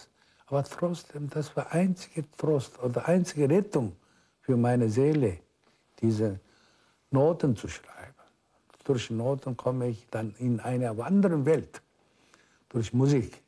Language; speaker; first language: German; non-native, fluent; Korean